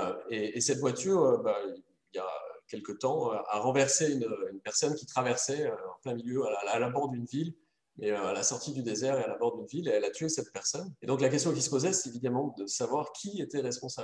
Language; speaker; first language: French; native; French